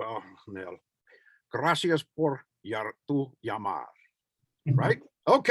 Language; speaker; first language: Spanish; non-native, learner; English